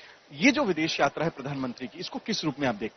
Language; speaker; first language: Hindi; native; Hindi